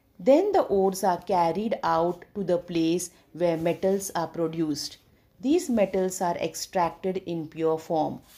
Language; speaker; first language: English; non-native, local second language; Marathi